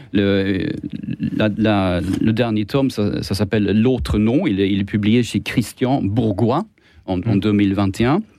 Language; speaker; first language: French; non-native, fluent; Swedish